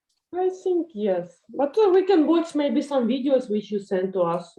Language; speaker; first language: English; non-native, fluent; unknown